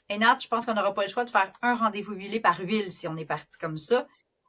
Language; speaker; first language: French; native; French